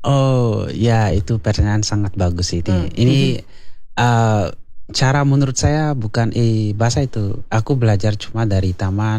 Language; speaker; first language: Indonesian; non-native, learner; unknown